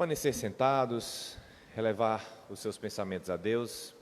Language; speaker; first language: Portuguese; native; Portuguese